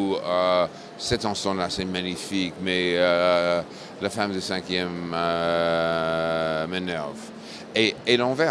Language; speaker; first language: French; non-native, fluent; English